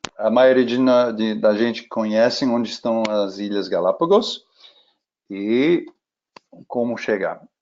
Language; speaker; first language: Portuguese; non-native, fluent; English